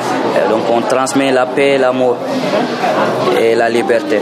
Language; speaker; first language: French; non-native, local second language; Fula